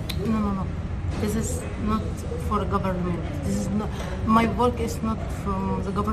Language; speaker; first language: English; non-native, learner; Arabic